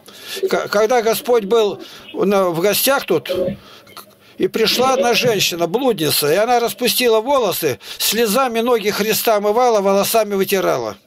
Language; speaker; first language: Russian; native; Russian